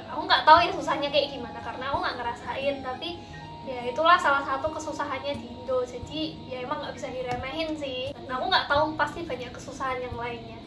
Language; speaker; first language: Indonesian; native; Indonesian